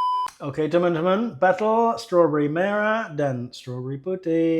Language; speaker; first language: Indonesian; non-native, learner; English